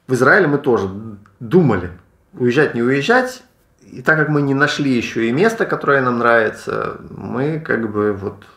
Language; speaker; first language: Russian; native; Russian